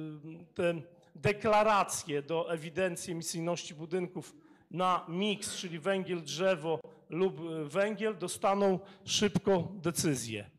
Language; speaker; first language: Polish; native; Polish